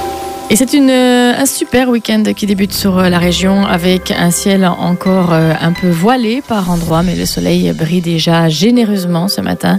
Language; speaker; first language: French; native; French